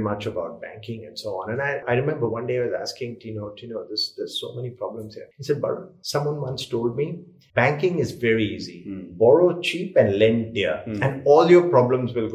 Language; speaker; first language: English; non-native, local second language; Hindi